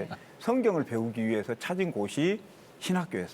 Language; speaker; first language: Korean; native; Korean